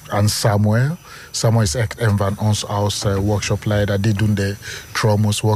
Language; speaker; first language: Dutch; non-native, fluent; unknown